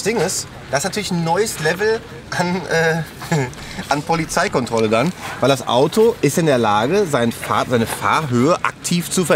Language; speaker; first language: German; native; German